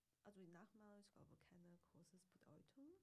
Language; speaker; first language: German; non-native, learner; Chinese